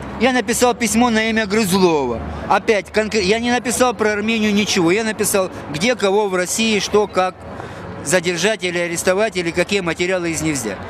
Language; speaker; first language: Russian; native; Russian